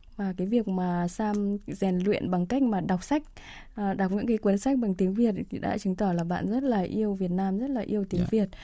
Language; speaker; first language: Vietnamese; native; Vietnamese